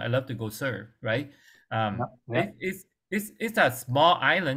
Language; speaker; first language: English; non-native, learner; Vietnamese